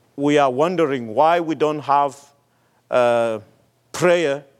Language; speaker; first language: English; non-native, fluent; Malagasy